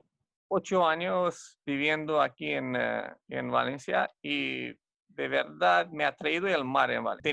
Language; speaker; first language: Spanish; non-native, fluent; Romanian